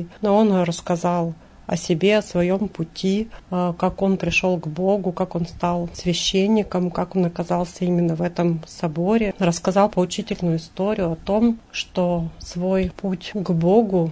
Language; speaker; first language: Russian; native; Russian